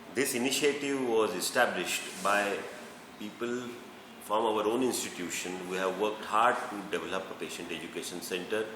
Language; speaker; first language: English; non-native, local second language; Marathi